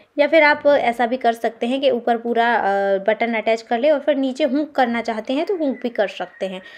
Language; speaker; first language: Hindi; non-native, local second language; Gujarati